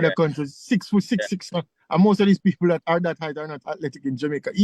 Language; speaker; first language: English; native; English